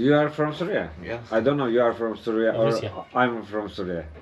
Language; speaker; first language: English; non-native, learner; Turkish